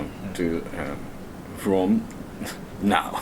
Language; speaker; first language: English; non-native, learner; Japanese